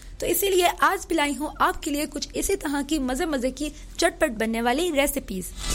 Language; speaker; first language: Urdu; early bilingual, heritage; Urdu